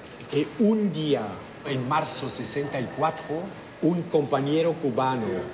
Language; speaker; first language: Spanish; non-native, fluent; German